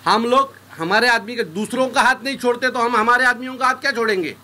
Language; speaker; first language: Hindi; non-native, local second language; Marathi